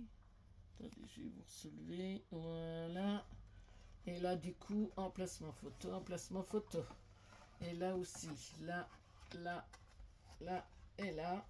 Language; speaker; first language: French; native; French